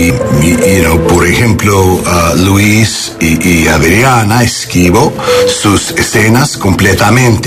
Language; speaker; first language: Spanish; non-native, learner; English